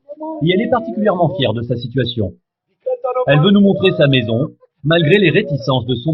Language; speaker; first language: French; native; French